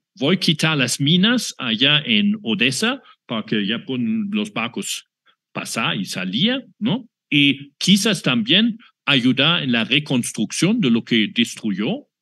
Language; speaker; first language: Spanish; non-native, fluent; German